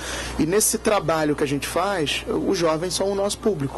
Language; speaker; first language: Portuguese; native; Portuguese